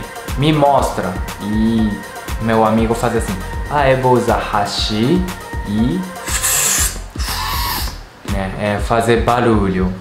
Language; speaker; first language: Portuguese; non-native, learner; Japanese